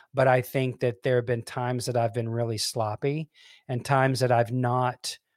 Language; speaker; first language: English; native; English